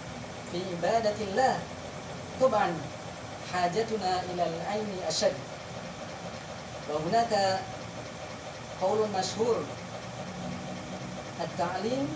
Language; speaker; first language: Arabic; non-native, learner; Indonesian